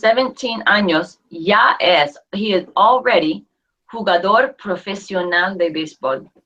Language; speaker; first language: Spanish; non-native, fluent; English